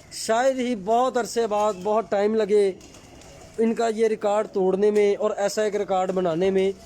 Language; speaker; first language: Urdu; non-native, local second language; Punjabi